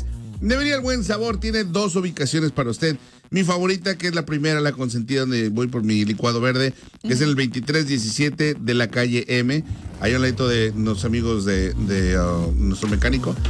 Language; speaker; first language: Spanish; native; Spanish